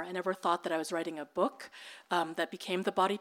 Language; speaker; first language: English; early bilingual, other home language; Filipino